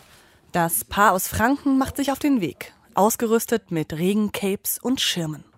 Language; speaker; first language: German; native; German